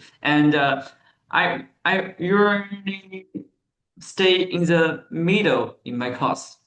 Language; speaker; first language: English; non-native, learner; Chinese